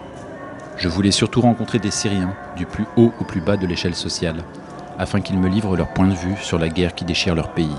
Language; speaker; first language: French; native; French